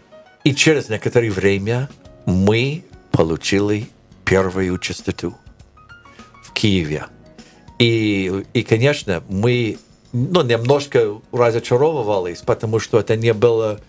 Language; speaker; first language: Russian; non-native, learner; English